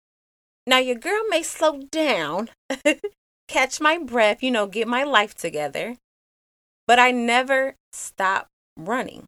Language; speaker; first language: English; native; English